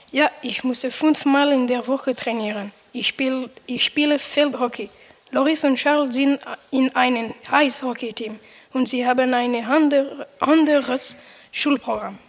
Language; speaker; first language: German; non-native, learner; French